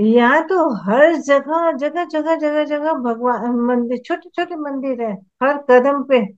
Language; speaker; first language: Hindi; native; Hindi